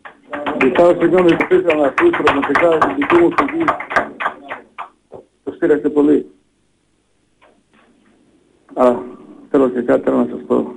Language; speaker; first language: Greek; non-native, fluent; Bosnian